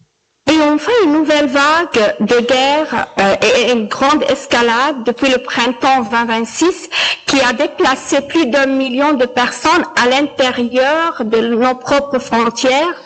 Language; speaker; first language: French; non-native, local second language; Arabic